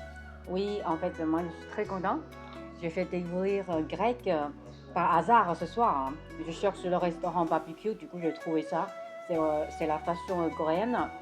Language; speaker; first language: French; non-native, fluent; Chinese